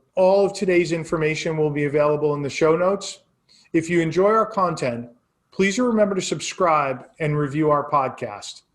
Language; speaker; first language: English; native; English